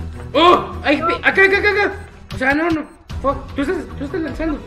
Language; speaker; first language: Spanish; native; Spanish